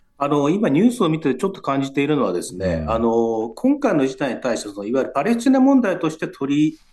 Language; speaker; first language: Japanese; native; Japanese